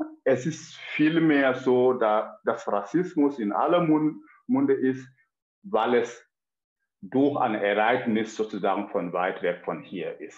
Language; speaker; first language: German; non-native, fluent; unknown